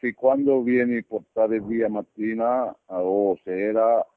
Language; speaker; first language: Italian; non-native, learner; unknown